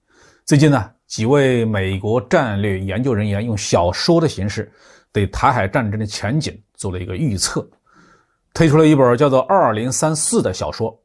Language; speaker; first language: Chinese; native; Chinese